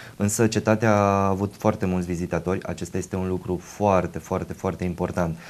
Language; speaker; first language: Romanian; native; Romanian